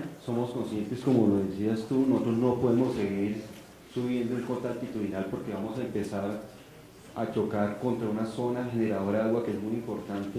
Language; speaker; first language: Spanish; native; Spanish